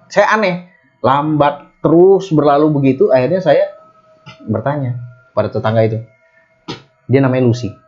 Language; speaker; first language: Indonesian; native; Indonesian